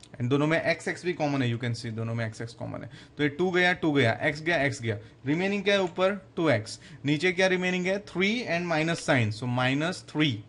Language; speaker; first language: Hindi; non-native, local second language; Gujarati